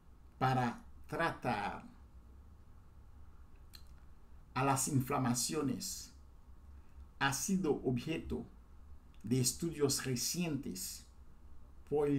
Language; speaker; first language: Spanish; non-native, fluent; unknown